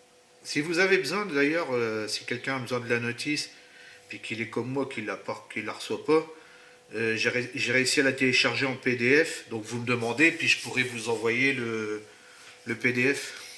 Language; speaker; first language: French; native; French